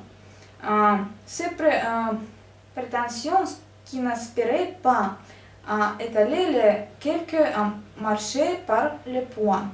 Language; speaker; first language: French; non-native, learner; Russian